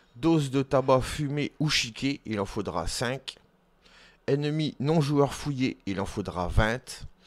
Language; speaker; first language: French; native; French